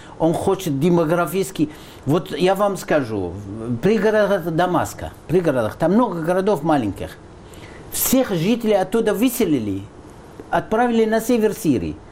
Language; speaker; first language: Russian; non-native, fluent; Arabic